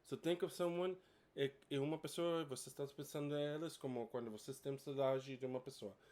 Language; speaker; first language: Portuguese; non-native, fluent; English